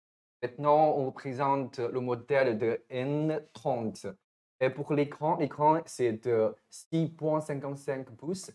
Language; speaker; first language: French; non-native, fluent; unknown